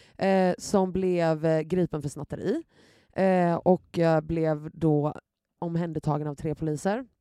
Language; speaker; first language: Swedish; native; Swedish